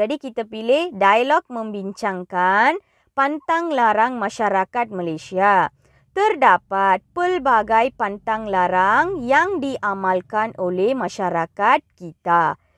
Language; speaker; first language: Malay; non-native, local second language; Tamil